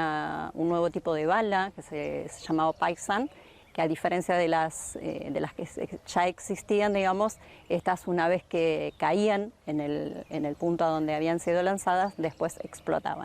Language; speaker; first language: Spanish; native; Spanish